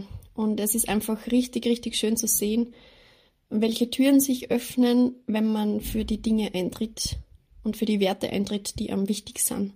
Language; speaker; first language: German; native; German